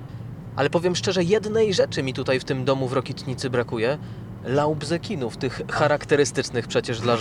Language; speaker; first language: Polish; native; Polish